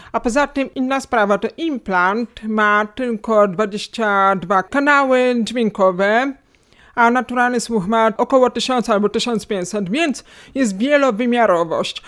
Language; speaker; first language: Polish; native; Polish